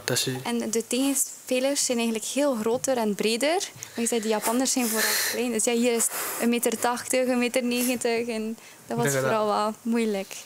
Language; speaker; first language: Dutch; early bilingual, other home language; Japanese